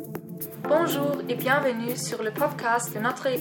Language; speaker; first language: French; non-native, learner; German